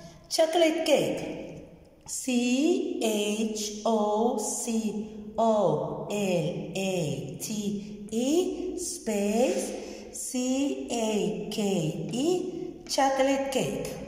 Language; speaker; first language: English; non-native, fluent; Spanish